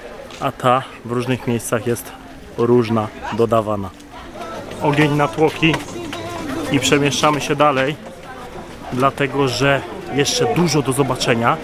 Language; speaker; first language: Polish; native; Polish